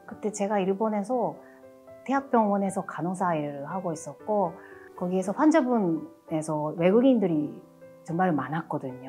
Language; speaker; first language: Korean; non-native, fluent; Japanese